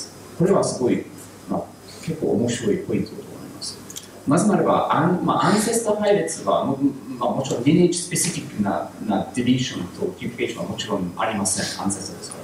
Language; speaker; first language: Japanese; non-native, learner; English